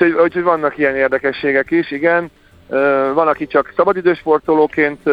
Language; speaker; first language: Hungarian; native; Hungarian